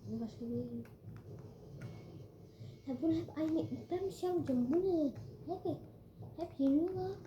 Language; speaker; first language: Turkish; early bilingual, heritage; Turkish